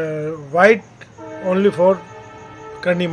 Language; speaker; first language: English; non-native, learner; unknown